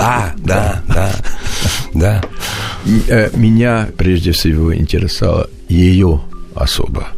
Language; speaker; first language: Russian; non-native, learner; Hungarian